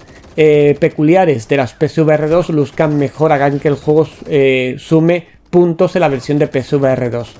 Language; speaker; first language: Spanish; native; Spanish